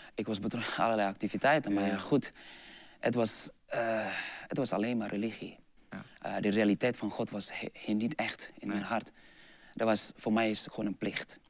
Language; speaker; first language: Dutch; non-native, fluent; Indonesian